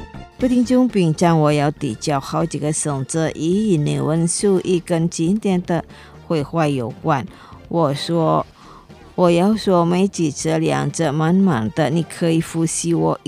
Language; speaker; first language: Chinese; non-native, learner; Indonesian